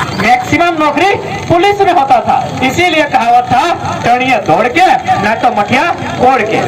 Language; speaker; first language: Hindi; native; Hindi